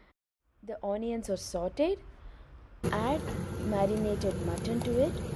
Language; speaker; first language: English; non-native, local second language; Telugu